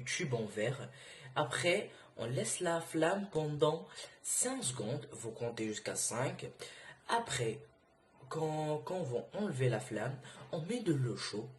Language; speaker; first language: French; non-native, local second language; Arabic